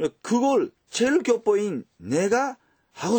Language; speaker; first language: Korean; early bilingual, heritage; Japanese